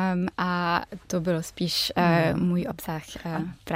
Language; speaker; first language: Czech; early bilingual, heritage; German